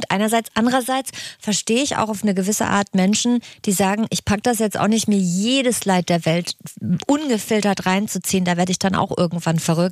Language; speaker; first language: German; native; German